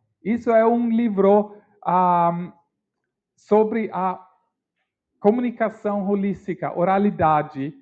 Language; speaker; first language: Portuguese; non-native, learner; English